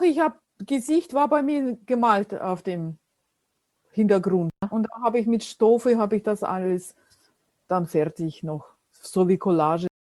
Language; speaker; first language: German; non-native, fluent; Russian